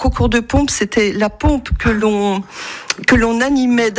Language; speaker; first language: French; native; French